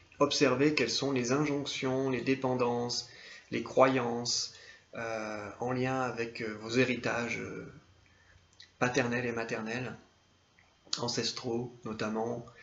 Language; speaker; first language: French; native; French